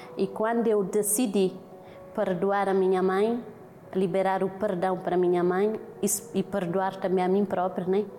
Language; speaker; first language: Portuguese; non-native, local second language; Kabuverdianu